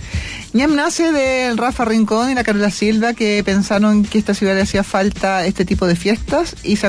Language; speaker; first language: Spanish; native; Spanish